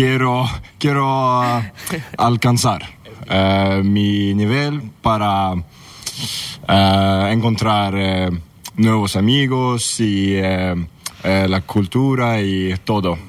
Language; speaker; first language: Spanish; non-native, learner; Swedish